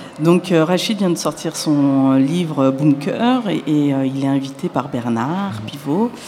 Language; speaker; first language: French; native; French